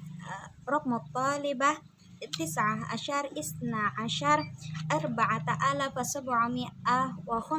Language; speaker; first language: Arabic; non-native, learner; Indonesian